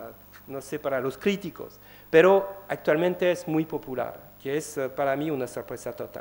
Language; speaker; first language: Spanish; non-native, learner; French